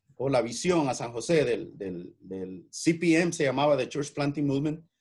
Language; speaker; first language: Spanish; native; Spanish